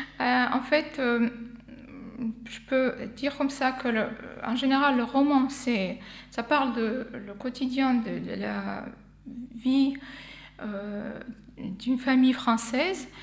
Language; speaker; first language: French; non-native, fluent; Armenian